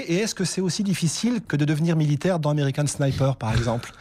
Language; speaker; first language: French; native; French